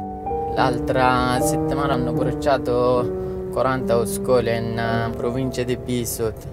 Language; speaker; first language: Italian; non-native, learner; Persian